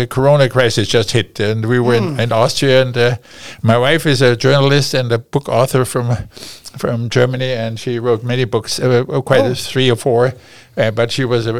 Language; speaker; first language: English; non-native, fluent; German